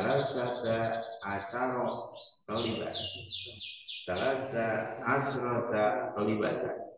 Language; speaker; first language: Arabic; non-native, learner; Indonesian